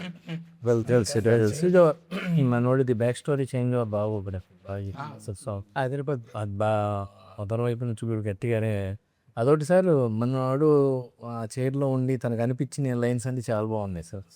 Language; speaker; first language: Telugu; native; Telugu